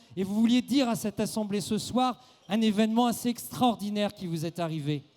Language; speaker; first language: French; native; French